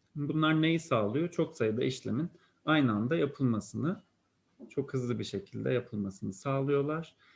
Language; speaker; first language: Turkish; native; Turkish